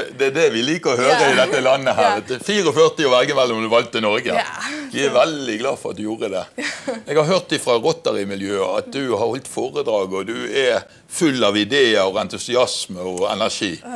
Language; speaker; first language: Norwegian; native; Norwegian